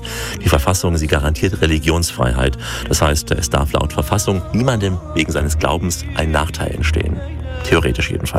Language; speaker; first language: German; native; German